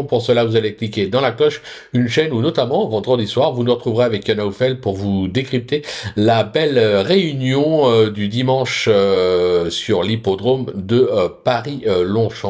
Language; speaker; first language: French; native; French